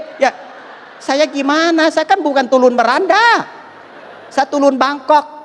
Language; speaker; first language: Indonesian; non-native, fluent; Thai